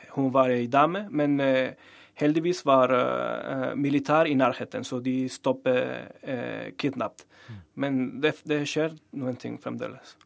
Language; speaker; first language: Norwegian; non-native, learner; Spanish